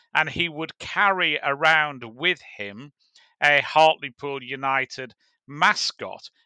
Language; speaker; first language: English; native; English